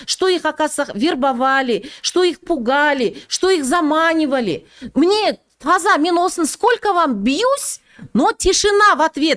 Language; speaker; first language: Russian; non-native, local second language; Kazakh